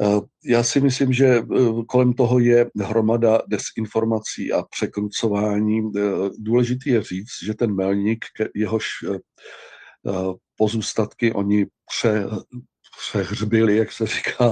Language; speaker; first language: Czech; native; Czech